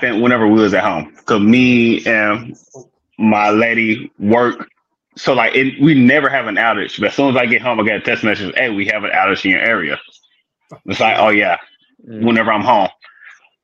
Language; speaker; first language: English; native; English